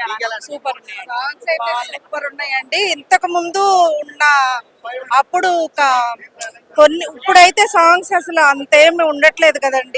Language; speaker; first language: Telugu; native; Telugu